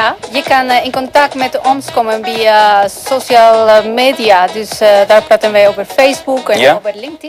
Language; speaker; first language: Dutch; non-native, fluent; Spanish